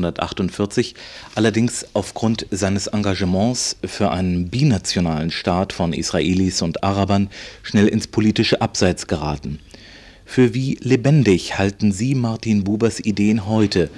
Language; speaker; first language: German; native; German